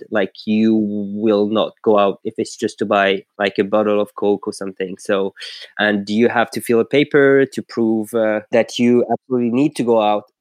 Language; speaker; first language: English; non-native, fluent; French